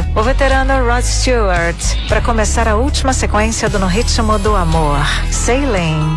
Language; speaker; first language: Portuguese; native; Portuguese